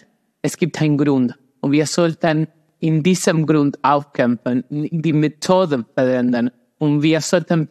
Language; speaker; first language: German; non-native, learner; Spanish